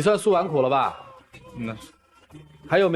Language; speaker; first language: Chinese; native; Chinese